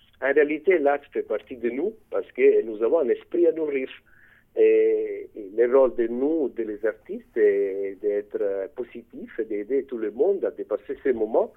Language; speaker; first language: French; non-native, fluent; Italian